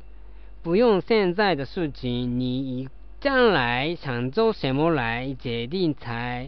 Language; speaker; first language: Chinese; non-native, learner; Japanese